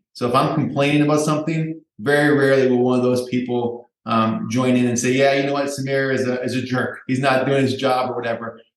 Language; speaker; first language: English; native; English